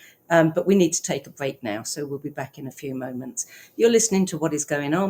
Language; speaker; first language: English; native; English